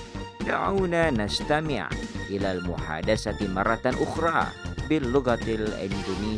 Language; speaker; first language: Arabic; non-native, fluent; Indonesian